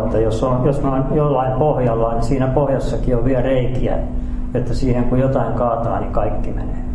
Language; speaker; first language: Finnish; native; Finnish